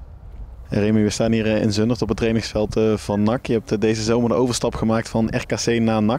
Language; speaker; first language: Dutch; native; Dutch